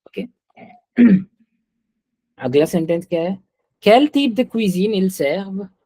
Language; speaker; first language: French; non-native, fluent; Hindi